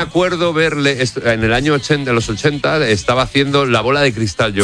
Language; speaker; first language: Spanish; native; Spanish